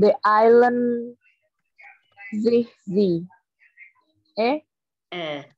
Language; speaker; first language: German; non-native, learner; Indonesian